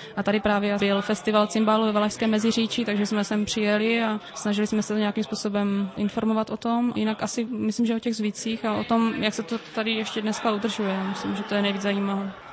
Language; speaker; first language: Czech; native; Czech